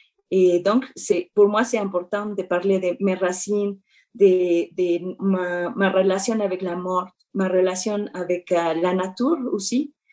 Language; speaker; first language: French; non-native, fluent; Spanish